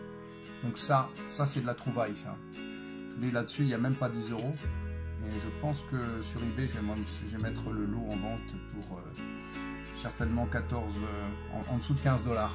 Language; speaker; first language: French; native; French